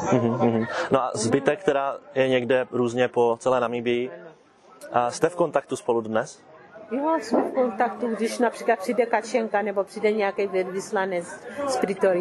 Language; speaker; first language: Czech; early bilingual, other home language; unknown